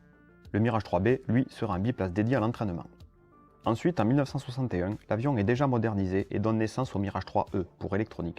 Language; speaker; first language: French; native; French